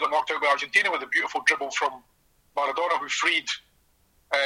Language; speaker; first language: English; native; English